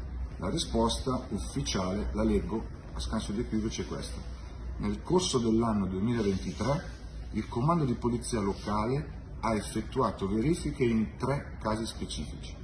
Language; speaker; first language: Italian; native; Italian